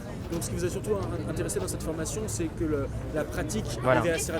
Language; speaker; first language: French; native; French